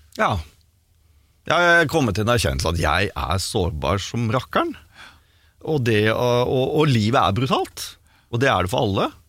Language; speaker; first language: Norwegian; native; Norwegian